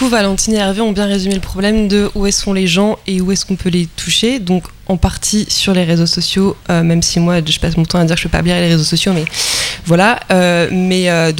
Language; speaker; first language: French; native; French